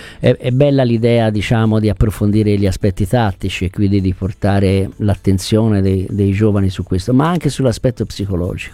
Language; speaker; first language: Italian; native; Italian